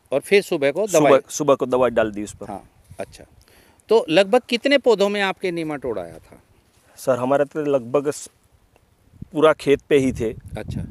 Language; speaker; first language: Hindi; non-native, local second language; Gujarati